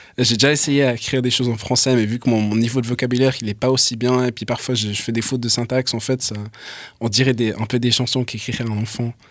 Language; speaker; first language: French; early bilingual, other home language; English